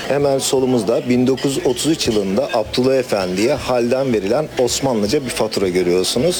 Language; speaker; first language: Turkish; native; Turkish